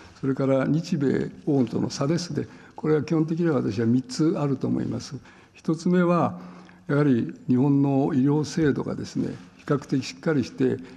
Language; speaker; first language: Japanese; native; Japanese